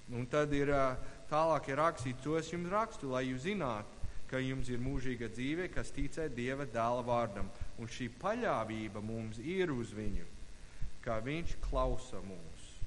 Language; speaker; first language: Latvian; non-native, fluent; English